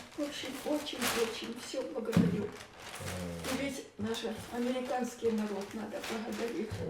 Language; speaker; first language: Russian; native; Russian